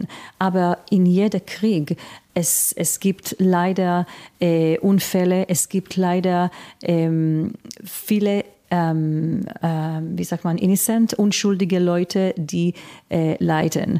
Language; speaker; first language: German; non-native, fluent; Hebrew